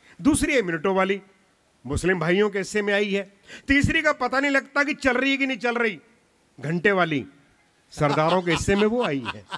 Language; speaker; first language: Hindi; non-native, local second language; Punjabi